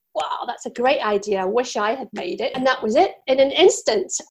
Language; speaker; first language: English; native; English